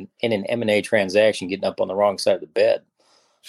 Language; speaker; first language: English; native; English